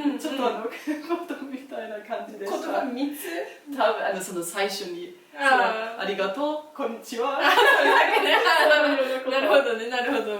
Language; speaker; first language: Japanese; non-native, learner; German